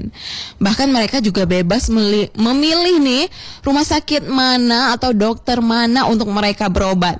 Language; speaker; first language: Indonesian; native; Indonesian